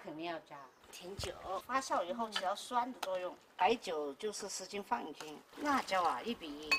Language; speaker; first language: Chinese; native; Chinese